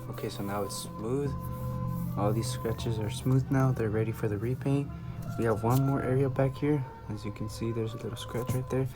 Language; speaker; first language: English; native; English